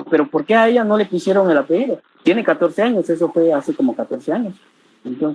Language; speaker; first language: Spanish; native; Spanish